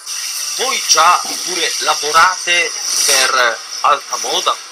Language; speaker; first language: Italian; native; Italian